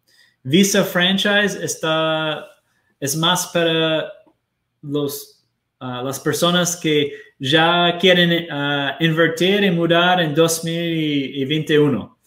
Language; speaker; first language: Spanish; non-native, fluent; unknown